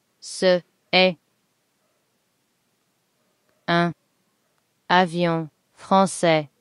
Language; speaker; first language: French; non-native, learner; English